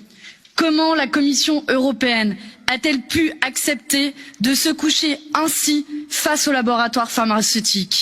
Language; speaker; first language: French; native; French